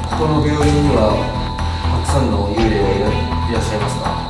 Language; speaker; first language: Japanese; non-native, learner; Filipino